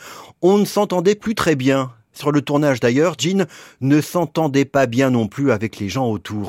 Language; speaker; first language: French; native; French